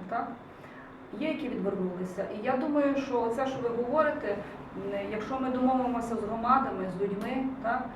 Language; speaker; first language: Ukrainian; native; Ukrainian